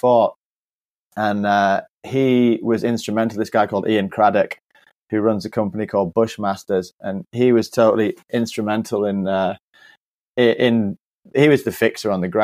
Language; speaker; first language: English; native; English